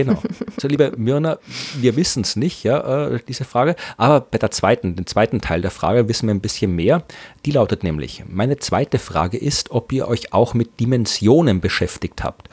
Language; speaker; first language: German; native; German